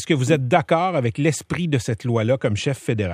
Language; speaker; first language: French; native; French